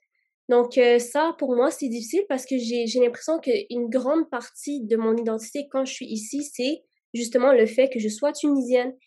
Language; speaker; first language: French; early bilingual, other home language; Arabic